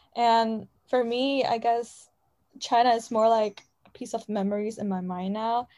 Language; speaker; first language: English; non-native, fluent; Chinese